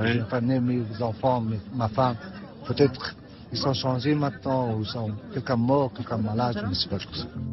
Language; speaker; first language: French; non-native, learner; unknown